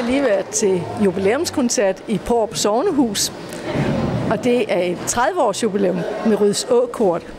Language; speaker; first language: Danish; native; Danish